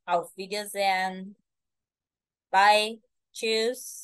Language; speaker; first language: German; non-native, fluent; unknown